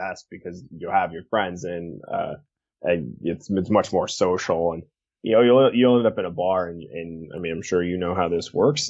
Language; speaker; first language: English; native; English